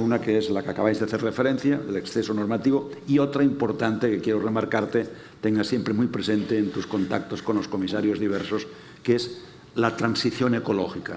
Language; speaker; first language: Spanish; native; Spanish